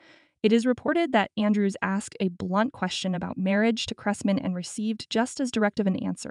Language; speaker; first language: English; native; English